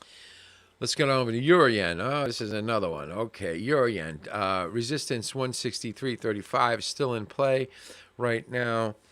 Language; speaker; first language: English; native; English